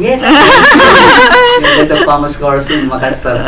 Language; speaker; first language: English; non-native, learner; Indonesian